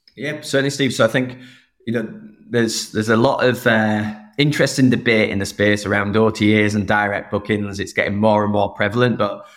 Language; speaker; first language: English; native; English